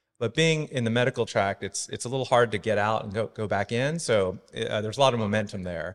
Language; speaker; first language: English; native; English